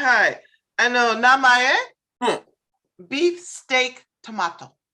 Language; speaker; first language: Japanese; non-native, learner; English